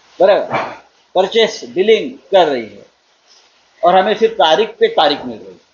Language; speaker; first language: Hindi; non-native, local second language; Marathi